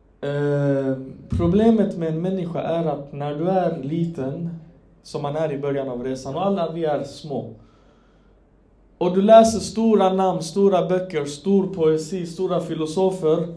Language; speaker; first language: Swedish; non-native, fluent; Persian